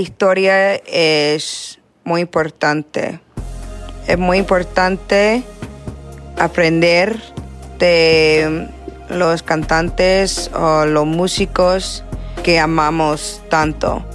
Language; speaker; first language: Spanish; non-native, learner; English